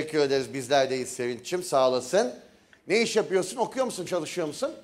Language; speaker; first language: Turkish; native; Turkish